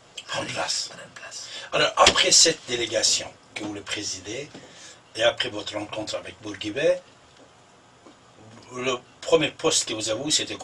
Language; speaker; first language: French; non-native, fluent; Persian